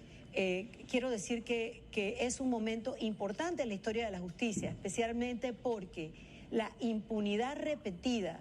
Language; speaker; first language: Spanish; native; Spanish